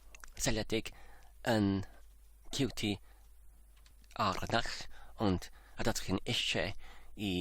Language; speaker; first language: Welsh; non-native, learner; English